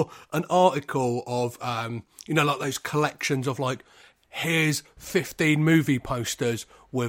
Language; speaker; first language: English; native; English